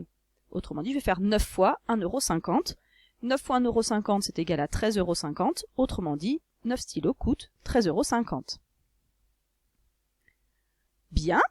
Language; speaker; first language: French; native; French